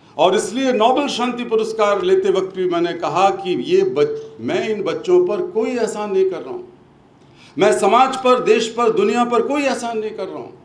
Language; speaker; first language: Hindi; native; Hindi